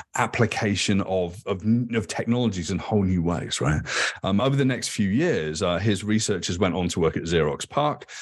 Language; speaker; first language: English; native; English